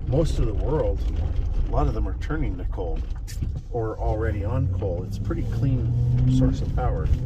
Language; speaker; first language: English; native; English